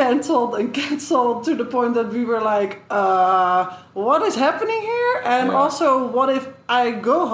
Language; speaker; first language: English; non-native, fluent; Dutch